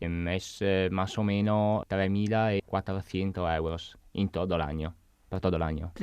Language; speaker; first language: Spanish; non-native, learner; Italian